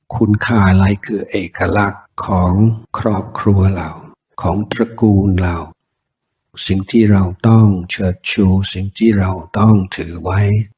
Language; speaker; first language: Thai; non-native, fluent; English